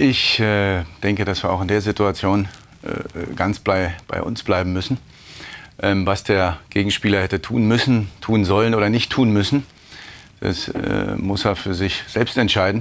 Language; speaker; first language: German; native; German